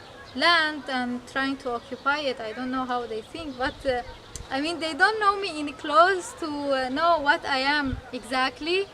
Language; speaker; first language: English; non-native, fluent; Arabic